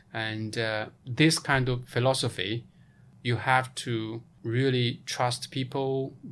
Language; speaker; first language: English; non-native, fluent; Chinese